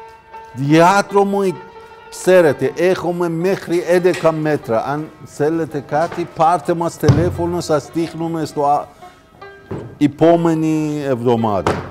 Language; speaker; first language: Greek; non-native, learner; Persian